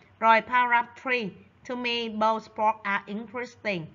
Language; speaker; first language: English; non-native, fluent; Vietnamese